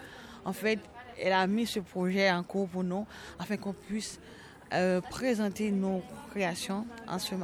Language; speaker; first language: French; non-native, local second language; Haitian Creole